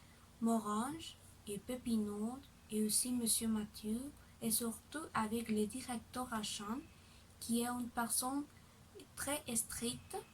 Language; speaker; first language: French; non-native, learner; Spanish